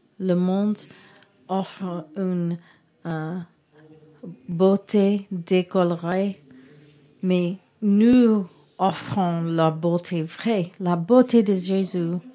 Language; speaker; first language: French; non-native, learner; English